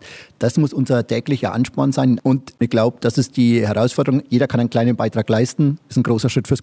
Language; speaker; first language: German; native; German